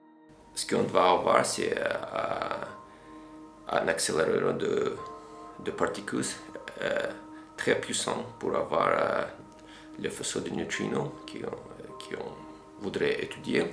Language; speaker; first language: French; non-native, fluent; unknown